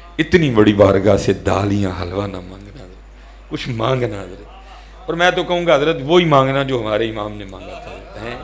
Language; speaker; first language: Urdu; non-native, local second language; Punjabi